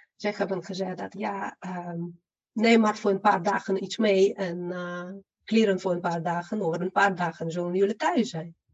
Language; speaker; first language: Dutch; non-native, fluent; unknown